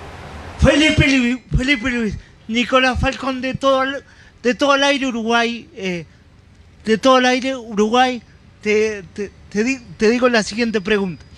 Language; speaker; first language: Spanish; native; Spanish